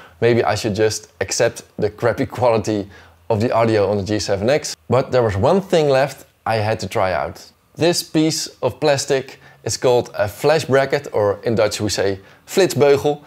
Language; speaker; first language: English; non-native, fluent; Dutch